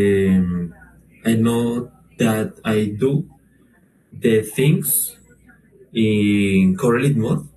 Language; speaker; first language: English; non-native, learner; Spanish